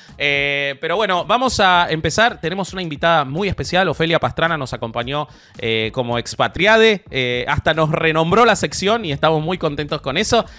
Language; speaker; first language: Spanish; native; Spanish